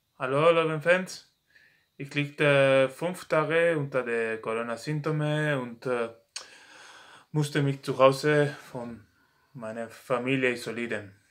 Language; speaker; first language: German; non-native, learner; Spanish